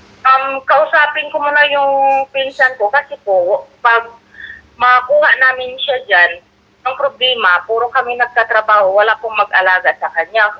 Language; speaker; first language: Filipino; non-native, local second language; Cebuano